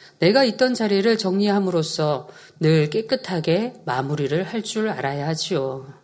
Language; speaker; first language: Korean; native; Korean